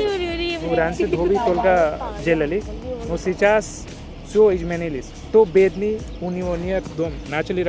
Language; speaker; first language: Russian; non-native, learner; Hindi